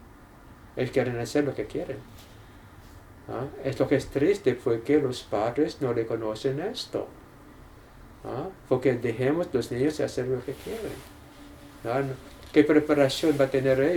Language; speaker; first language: Spanish; non-native, learner; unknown